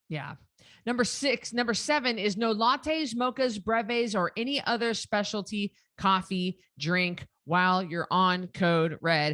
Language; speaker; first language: English; native; English